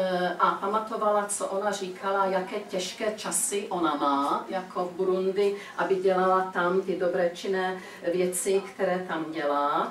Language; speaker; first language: Czech; early bilingual, heritage; Czech